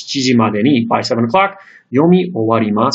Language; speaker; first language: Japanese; non-native, fluent; English